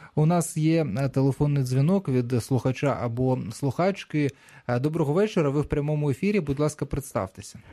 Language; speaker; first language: Ukrainian; native; Ukrainian